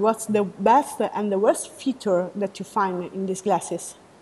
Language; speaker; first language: English; non-native, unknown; Italian